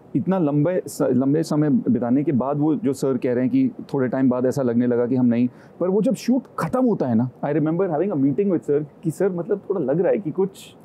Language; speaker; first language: Hindi; native; Hindi